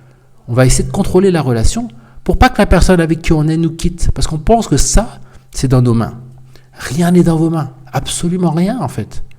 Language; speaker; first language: French; native; French